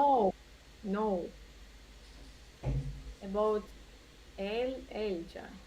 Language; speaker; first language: Spanish; non-native, learner; Russian